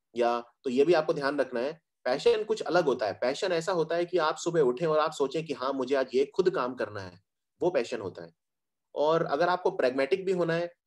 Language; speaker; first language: Hindi; native; Hindi